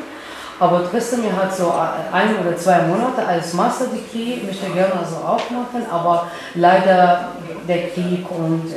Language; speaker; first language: German; non-native, learner; Arabic